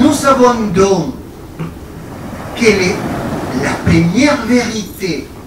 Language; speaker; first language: French; non-native, fluent; Spanish